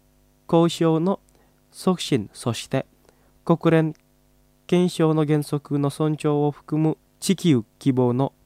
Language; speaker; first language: Japanese; non-native, fluent; Indonesian